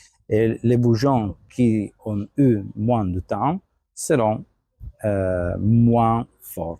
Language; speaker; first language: French; non-native, fluent; Italian